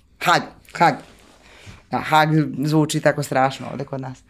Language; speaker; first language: Serbian; native; Serbian